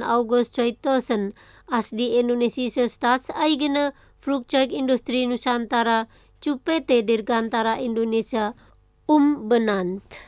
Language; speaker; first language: German; non-native, fluent; Indonesian